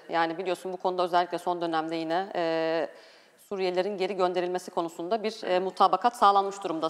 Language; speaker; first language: Turkish; native; Turkish